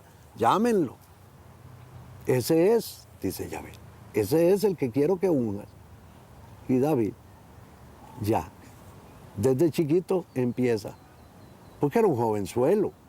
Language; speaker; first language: Spanish; native; Spanish